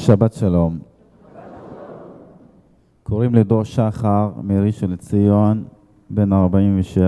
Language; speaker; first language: Hebrew; non-native, fluent; Arabic